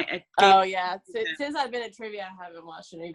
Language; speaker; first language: English; native; English